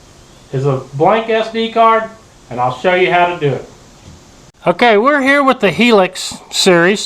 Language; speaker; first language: English; native; English